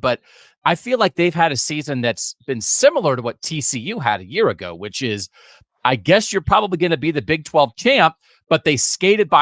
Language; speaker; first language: English; native; English